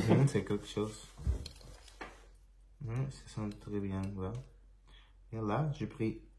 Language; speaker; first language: French; non-native, learner; Spanish